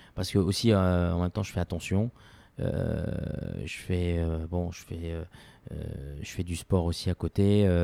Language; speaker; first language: French; non-native, local second language; Arabic